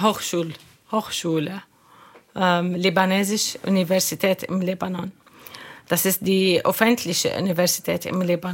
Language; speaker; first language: German; non-native, learner; Arabic